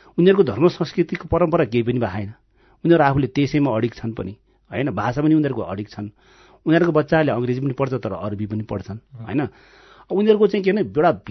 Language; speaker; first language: Nepali; non-native, local second language; Gurung